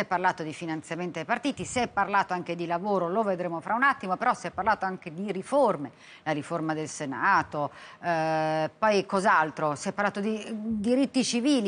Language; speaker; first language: Italian; native; Italian